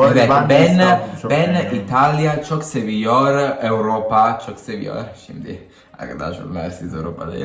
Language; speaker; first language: Turkish; non-native, learner; Italian